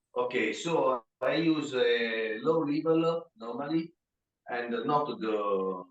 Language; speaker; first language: English; non-native, learner; Italian